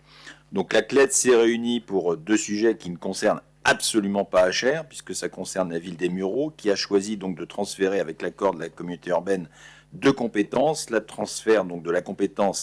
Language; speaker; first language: French; native; French